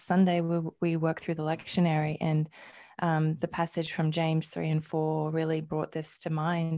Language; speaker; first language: English; native; English